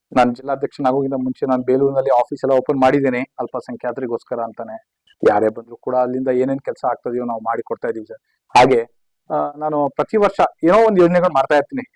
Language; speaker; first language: Kannada; non-native, local second language; Urdu